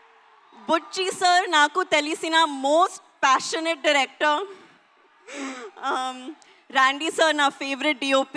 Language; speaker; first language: Telugu; non-native, local second language; Hindi